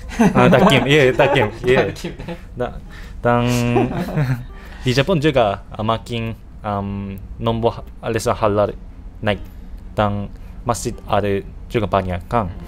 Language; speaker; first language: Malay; non-native, fluent; Japanese